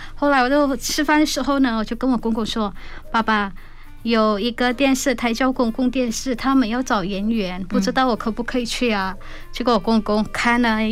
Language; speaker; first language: Chinese; non-native, fluent; Hakka Chinese